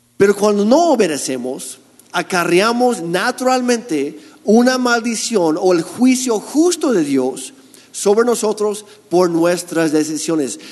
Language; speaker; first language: Spanish; non-native, fluent; English